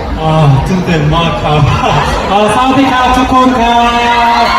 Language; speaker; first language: Thai; non-native, learner; Korean